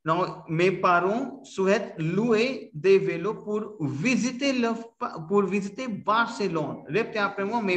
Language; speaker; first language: French; non-native, fluent; Hindi